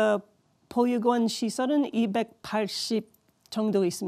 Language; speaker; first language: Korean; non-native, learner; English